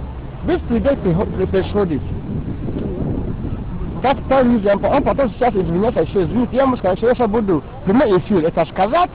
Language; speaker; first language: Russian; non-native, learner; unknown